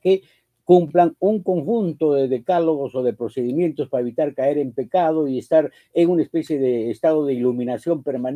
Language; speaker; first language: Spanish; native; Spanish